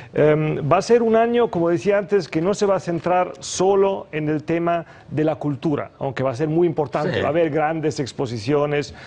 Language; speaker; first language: Spanish; early bilingual, other home language; German